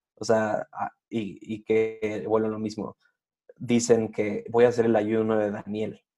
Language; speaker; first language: Spanish; native; Spanish